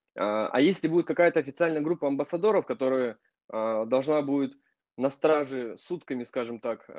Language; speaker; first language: Russian; native; Russian